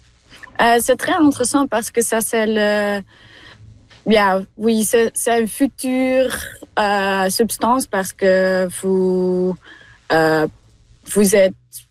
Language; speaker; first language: French; non-native, learner; Dutch